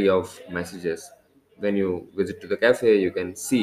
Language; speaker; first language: English; non-native, local second language; Hindi